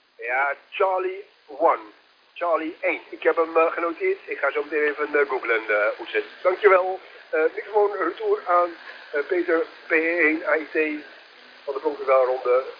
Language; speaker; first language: Dutch; native; Dutch